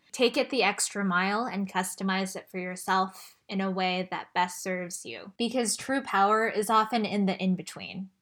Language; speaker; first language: English; early bilingual, other home language; Chinese